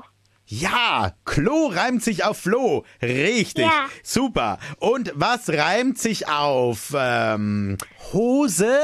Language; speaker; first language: German; native; German